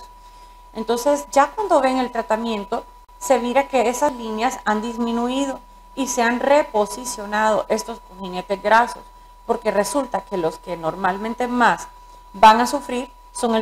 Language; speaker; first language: Spanish; native; Spanish